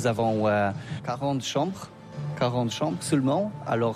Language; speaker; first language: French; non-native, learner; Polish